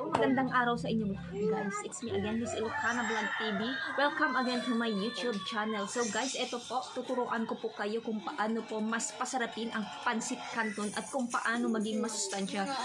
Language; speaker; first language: Filipino; non-native, local second language; Iloko